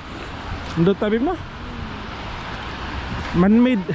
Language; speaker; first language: Filipino; non-native, local second language; Cebuano